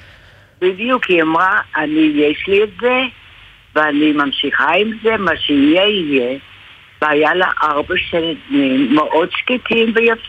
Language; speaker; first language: Hebrew; non-native, fluent; English